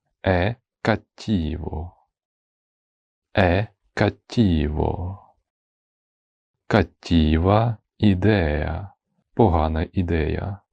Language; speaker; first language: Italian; non-native, fluent; Ukrainian